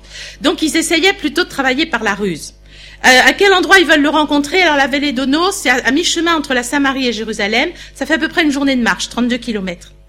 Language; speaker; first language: French; native; French